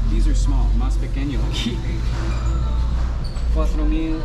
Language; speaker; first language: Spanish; early bilingual, heritage; English